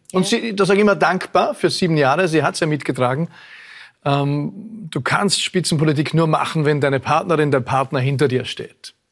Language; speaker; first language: German; native; German